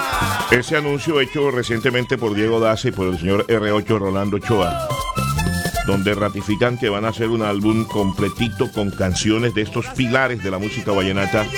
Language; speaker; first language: Spanish; native; Spanish